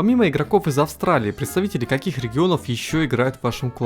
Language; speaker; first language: Russian; native; Russian